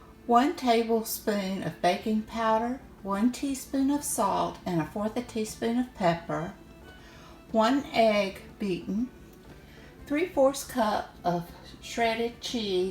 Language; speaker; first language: English; native; English